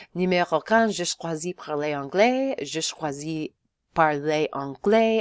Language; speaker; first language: French; non-native, fluent; English